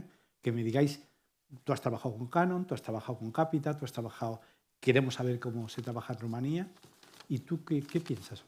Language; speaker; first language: Spanish; native; Spanish